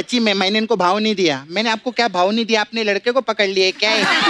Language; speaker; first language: Hindi; native; Hindi